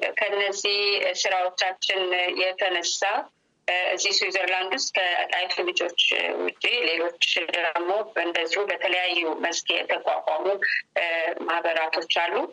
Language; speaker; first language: Amharic; native; Amharic